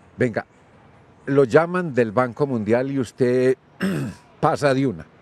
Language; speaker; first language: Spanish; native; Spanish